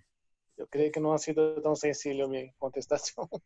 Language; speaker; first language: Spanish; non-native, fluent; Portuguese